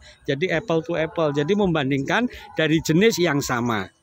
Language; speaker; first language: Indonesian; native; Indonesian